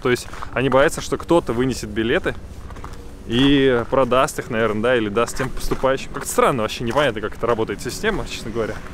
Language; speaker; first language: Russian; native; Russian